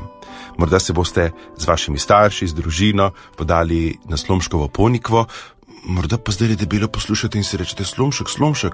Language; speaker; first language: Slovenian; native; Slovenian